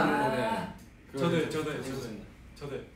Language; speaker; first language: Korean; non-native, fluent; Japanese